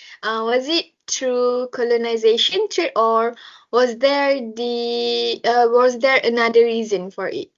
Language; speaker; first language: English; non-native, local second language; Malay